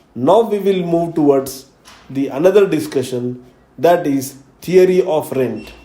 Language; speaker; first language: English; non-native, local second language; Marathi